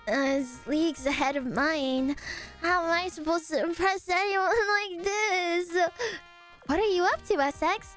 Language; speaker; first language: English; native; English